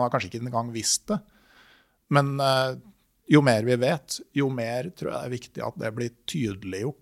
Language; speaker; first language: Norwegian; native; Norwegian